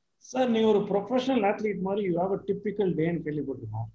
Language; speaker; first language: English; non-native, local second language; Tamil